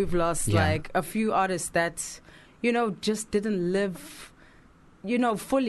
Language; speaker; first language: English; non-native, local second language; Zulu